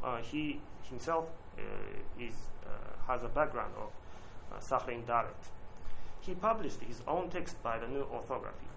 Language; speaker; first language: English; non-native, learner; Japanese